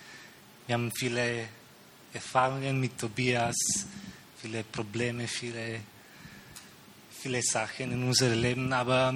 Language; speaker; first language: German; non-native, learner; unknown